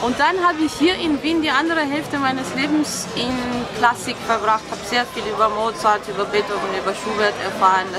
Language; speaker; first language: German; non-native, fluent; Romanian